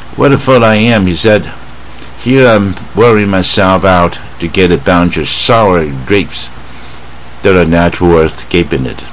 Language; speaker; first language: English; non-native, fluent; Chinese